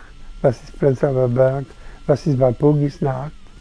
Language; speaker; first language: German; non-native, fluent; Polish